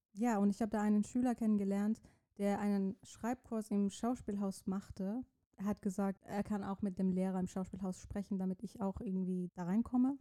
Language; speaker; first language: German; non-native, fluent; Persian